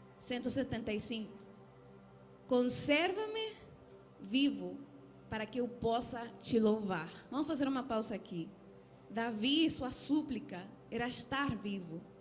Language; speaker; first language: Portuguese; non-native, fluent; Spanish